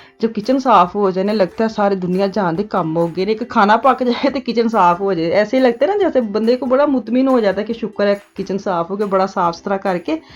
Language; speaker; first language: Urdu; non-native, local second language; Punjabi